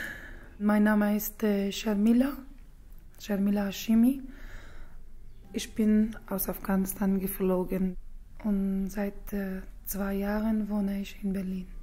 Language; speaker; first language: German; non-native, learner; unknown